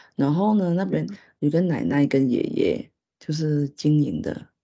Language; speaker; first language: Chinese; non-native, local second language; Hakka Chinese